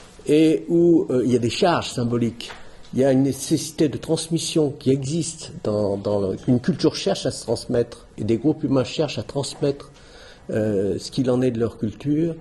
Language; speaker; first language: French; native; French